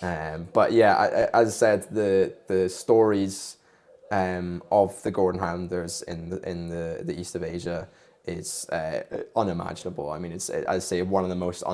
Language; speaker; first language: English; native; English